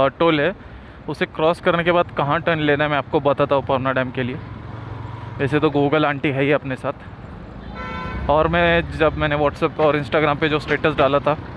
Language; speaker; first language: Hindi; non-native, local second language; Marathi